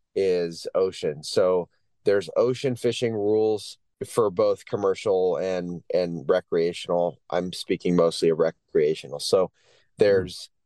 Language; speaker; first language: English; native; English